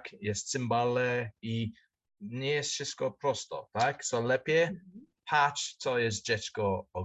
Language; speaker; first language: Polish; non-native, learner; English